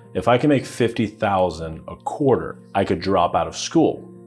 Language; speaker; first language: English; native; English